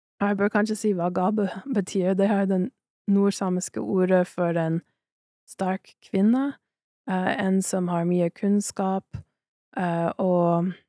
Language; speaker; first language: Norwegian; non-native, fluent; English